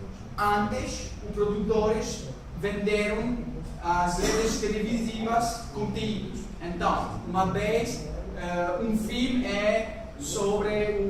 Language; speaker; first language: Portuguese; non-native, learner; French